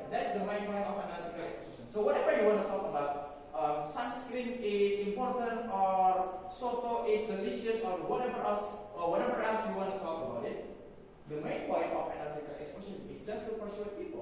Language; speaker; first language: English; non-native, fluent; Indonesian